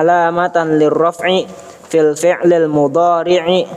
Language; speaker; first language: Arabic; non-native, learner; Indonesian